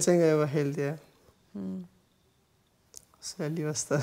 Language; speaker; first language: Danish; non-native, learner; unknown